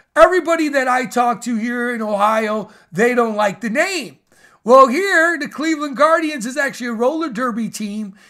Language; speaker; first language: English; native; English